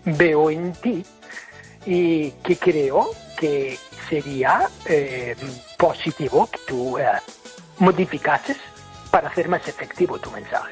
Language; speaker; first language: Spanish; non-native, fluent; English